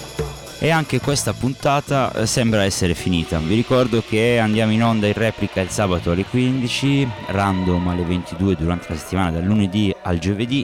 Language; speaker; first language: Italian; native; Italian